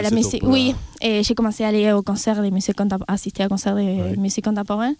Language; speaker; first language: French; non-native, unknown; Spanish